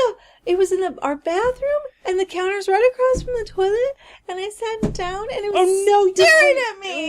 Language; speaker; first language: English; native; English